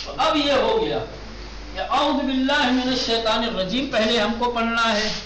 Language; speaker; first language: Urdu; native; Urdu